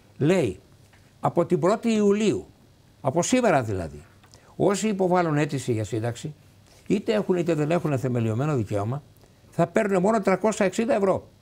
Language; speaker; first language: Greek; native; Greek